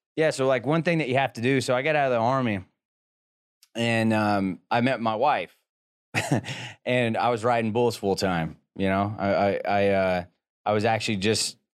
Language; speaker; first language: English; native; English